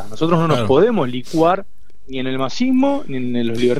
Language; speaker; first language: Spanish; native; Spanish